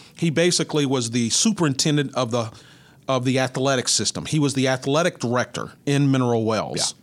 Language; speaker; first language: English; native; English